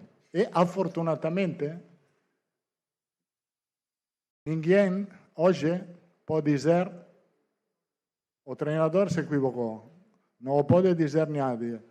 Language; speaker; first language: Portuguese; non-native, learner; Italian